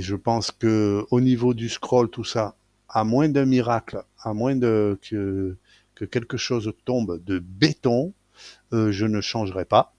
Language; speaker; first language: French; native; French